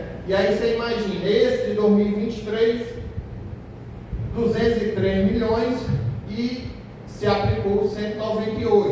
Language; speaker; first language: Portuguese; native; Portuguese